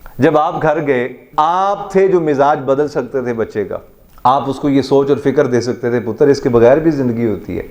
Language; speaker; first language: Urdu; native; Urdu